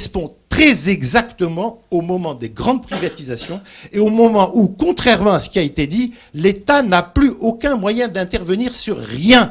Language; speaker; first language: French; native; French